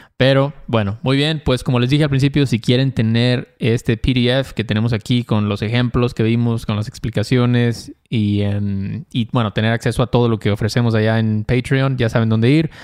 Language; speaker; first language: Spanish; native; Spanish